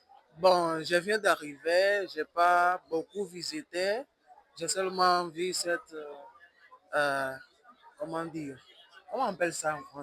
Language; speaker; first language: French; non-native, learner; Portuguese